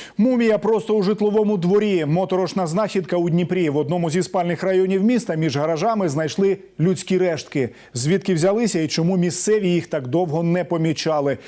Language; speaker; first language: Ukrainian; native; Ukrainian